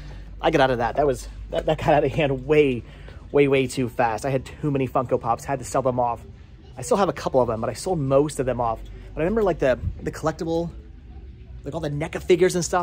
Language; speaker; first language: English; native; English